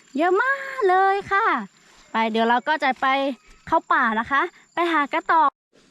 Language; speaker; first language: Thai; non-native, local second language; Lahu